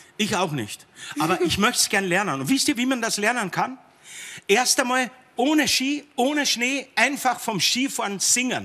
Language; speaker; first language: German; native; German